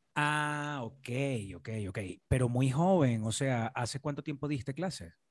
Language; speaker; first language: Spanish; native; Spanish